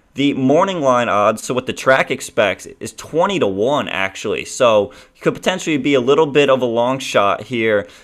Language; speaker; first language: English; native; English